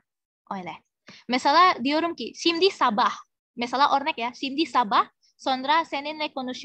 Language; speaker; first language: Turkish; non-native, fluent; Indonesian